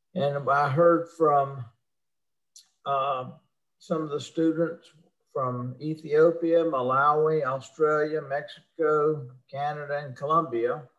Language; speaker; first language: English; native; English